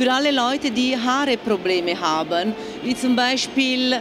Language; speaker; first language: German; non-native, fluent; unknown